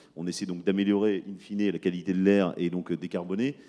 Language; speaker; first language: French; native; French